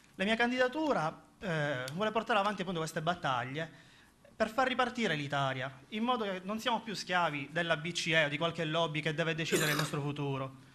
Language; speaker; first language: Italian; native; Italian